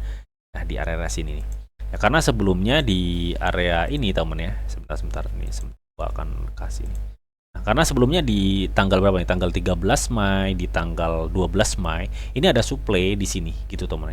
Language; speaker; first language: Indonesian; native; Indonesian